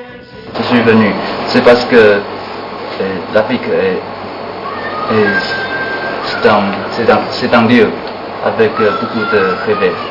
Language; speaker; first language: French; non-native, learner; Chinese